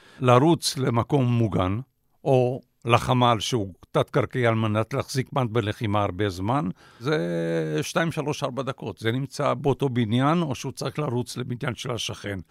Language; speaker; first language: Hebrew; non-native, fluent; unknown